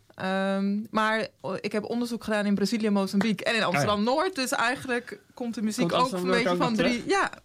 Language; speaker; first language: Dutch; early bilingual, other home language; Portuguese